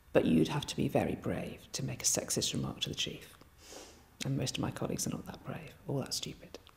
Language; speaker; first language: English; native; English